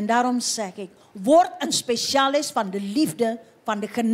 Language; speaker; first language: Dutch; non-native, fluent; Indonesian